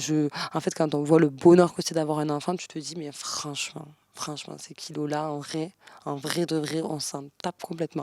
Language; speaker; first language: French; native; French